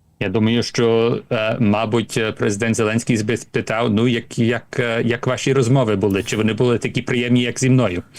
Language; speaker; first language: Ukrainian; early bilingual, heritage; Ukrainian